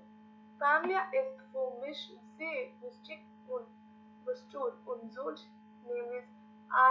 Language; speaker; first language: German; non-native, learner; English